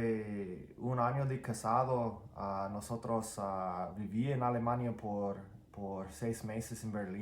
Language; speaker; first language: Spanish; non-native, fluent; English